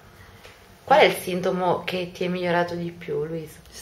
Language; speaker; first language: Italian; native; Italian